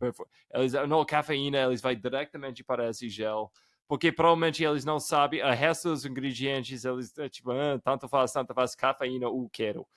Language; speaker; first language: Portuguese; non-native, fluent; English